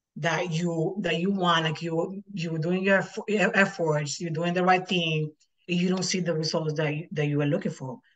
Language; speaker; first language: English; non-native, fluent; Spanish